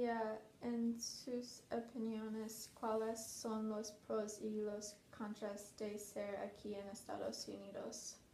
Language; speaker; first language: Spanish; non-native, learner; English